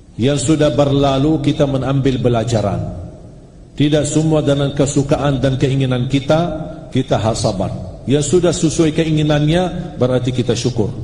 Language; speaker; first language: Malay; non-native, fluent; Arabic